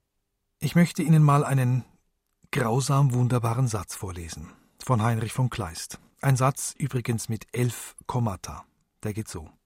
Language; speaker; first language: German; native; German